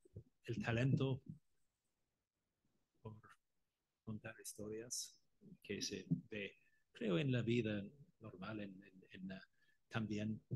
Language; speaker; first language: Spanish; non-native, fluent; Irish